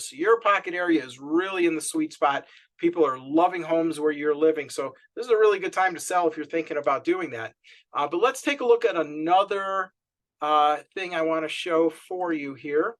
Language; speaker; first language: English; native; English